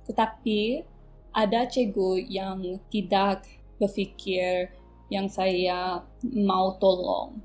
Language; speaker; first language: Malay; non-native, local second language; English